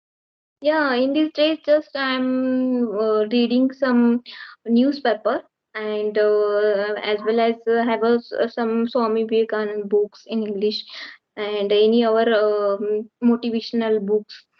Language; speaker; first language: English; non-native, learner; Marathi